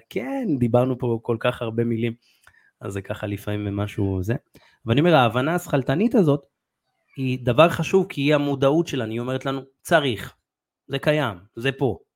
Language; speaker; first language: Hebrew; native; Hebrew